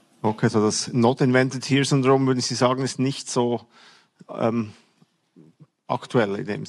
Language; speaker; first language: German; native; German